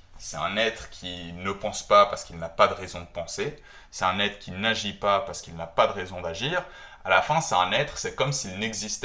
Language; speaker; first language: French; native; French